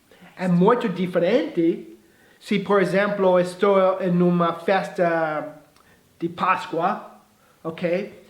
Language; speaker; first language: Portuguese; non-native, fluent; English